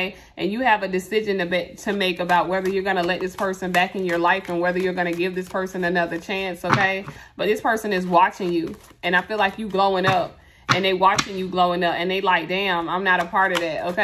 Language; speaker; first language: English; native; English